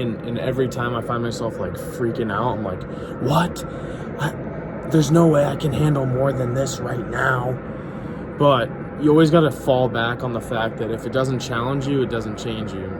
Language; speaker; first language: English; native; English